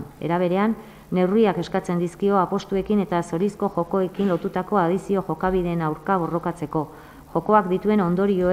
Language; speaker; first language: Basque; native; Basque